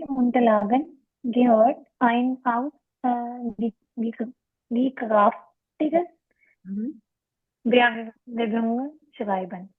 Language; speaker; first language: German; non-native, learner; Urdu